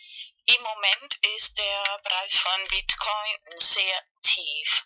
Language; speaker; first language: German; non-native, learner; Spanish